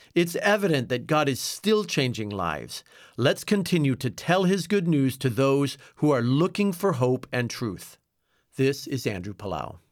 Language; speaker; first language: English; native; English